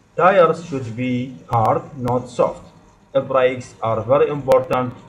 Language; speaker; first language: English; non-native, learner; Arabic